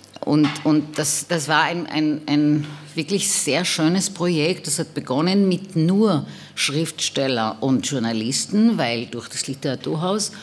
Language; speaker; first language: German; non-native, fluent; Hebrew